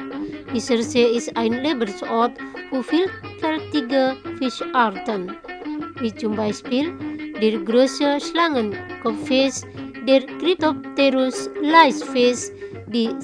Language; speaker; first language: German; non-native, fluent; Indonesian